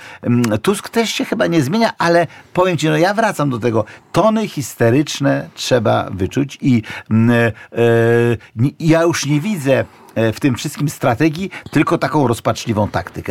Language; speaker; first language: Polish; native; Polish